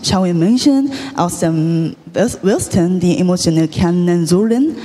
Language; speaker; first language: German; non-native, learner; Korean